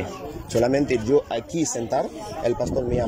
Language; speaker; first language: Spanish; non-native, learner; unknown